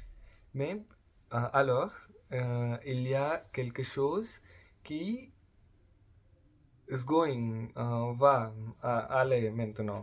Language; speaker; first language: French; non-native, learner; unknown